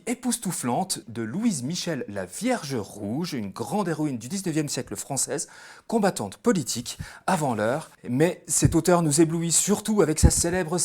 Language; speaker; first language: French; native; French